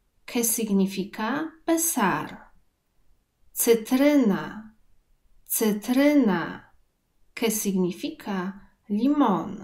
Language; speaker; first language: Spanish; non-native, fluent; Polish